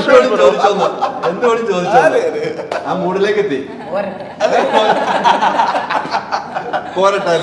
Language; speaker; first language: Malayalam; native; Malayalam